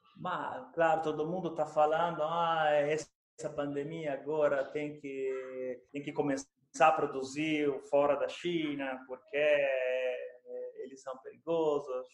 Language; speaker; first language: Portuguese; non-native, fluent; Italian